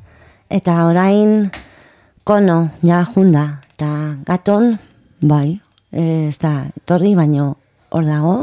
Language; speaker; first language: Basque; non-native, local second language; Spanish